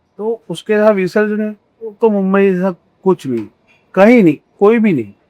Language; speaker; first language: Hindi; non-native, local second language; Marathi